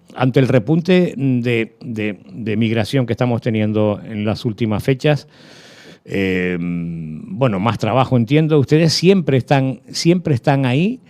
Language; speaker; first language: Spanish; native; Spanish